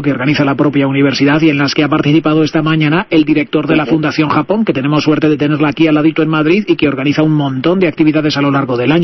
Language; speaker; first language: Spanish; native; Spanish